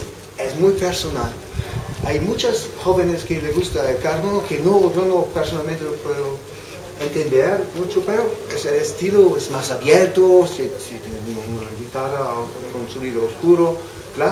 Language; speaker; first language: Spanish; non-native, fluent; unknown